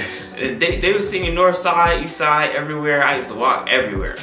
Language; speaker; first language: English; native; English